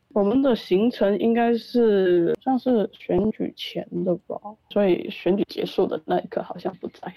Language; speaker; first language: Chinese; non-native, local second language; Cantonese